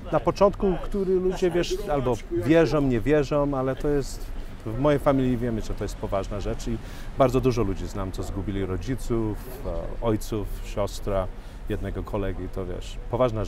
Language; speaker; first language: Polish; early bilingual, other home language; English